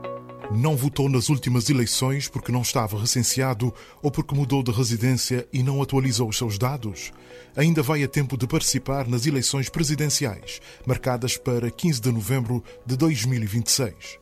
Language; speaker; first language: Portuguese; non-native, local second language; Kabuverdianu